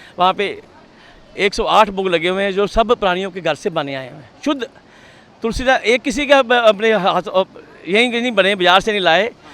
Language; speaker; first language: Hindi; non-native, local second language; Punjabi